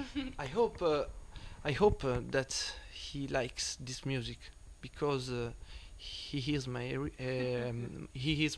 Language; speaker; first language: English; non-native, learner; Italian